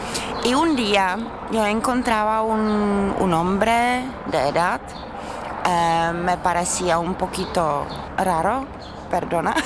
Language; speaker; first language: Spanish; non-native, learner; Czech